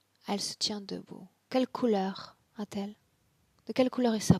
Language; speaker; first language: French; native; French